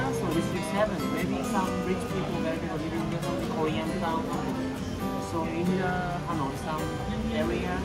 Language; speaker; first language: English; non-native, learner; Japanese